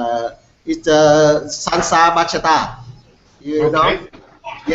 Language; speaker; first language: English; non-native, learner; Vietnamese